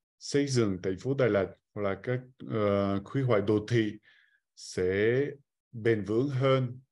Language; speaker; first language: Vietnamese; non-native, fluent; French